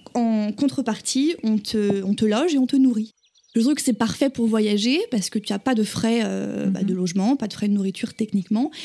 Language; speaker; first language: French; native; French